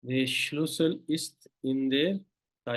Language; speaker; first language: German; non-native, fluent; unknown